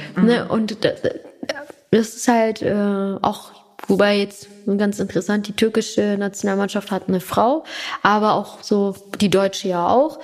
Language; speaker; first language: German; native; German